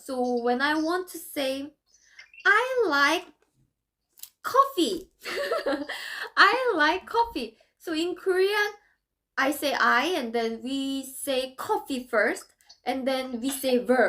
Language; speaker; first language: English; non-native, fluent; Korean